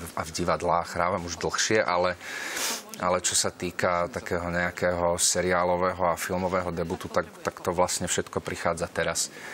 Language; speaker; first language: Slovak; non-native, local second language; Hungarian